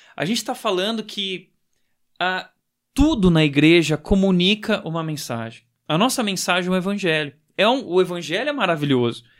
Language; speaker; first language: Portuguese; native; Portuguese